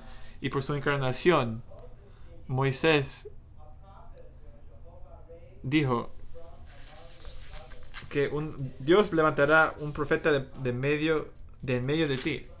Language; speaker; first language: Spanish; non-native, fluent; English